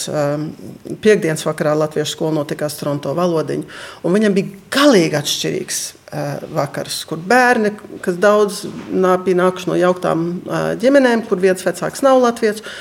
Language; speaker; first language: Latvian; early bilingual, heritage; Latvian